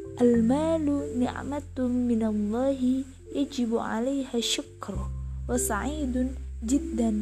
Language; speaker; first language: Arabic; non-native, learner; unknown